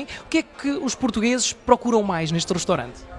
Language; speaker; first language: Portuguese; native; Portuguese